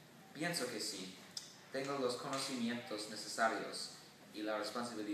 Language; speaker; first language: Spanish; non-native, learner; English